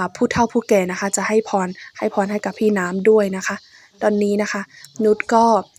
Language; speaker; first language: Thai; non-native, local second language; Shan